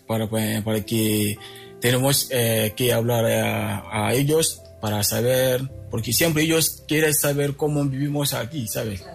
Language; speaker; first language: Spanish; non-native, local second language; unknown